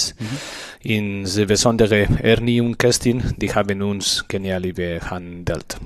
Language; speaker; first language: German; non-native, learner; Spanish